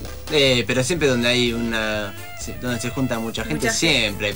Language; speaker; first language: Spanish; native; Spanish